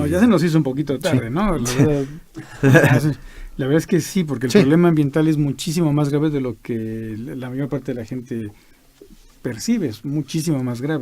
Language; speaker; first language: Spanish; native; Spanish